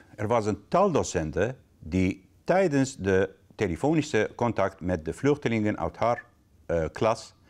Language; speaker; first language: Dutch; non-native, fluent; Arabic